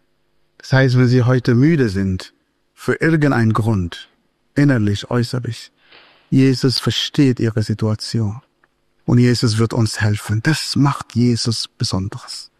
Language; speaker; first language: German; non-native, fluent; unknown